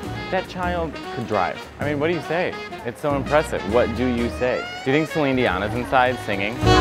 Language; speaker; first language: English; native; English